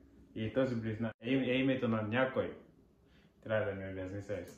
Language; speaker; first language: Bulgarian; non-native, learner; Portuguese